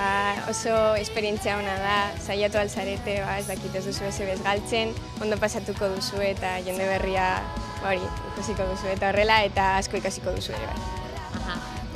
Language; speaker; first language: Basque; non-native, local second language; Spanish